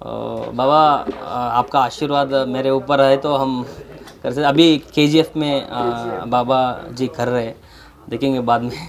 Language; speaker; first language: Hindi; non-native, local second language; Kannada